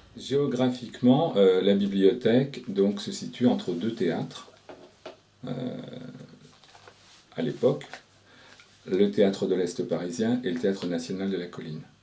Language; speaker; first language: French; native; French